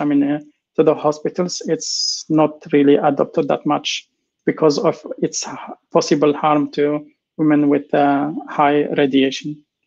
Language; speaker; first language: English; non-native, fluent; Arabic